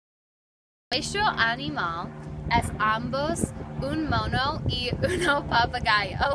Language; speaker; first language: Spanish; non-native, learner; English